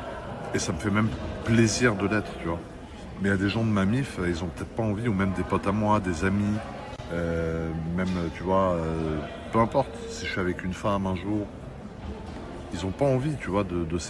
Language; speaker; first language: French; native; French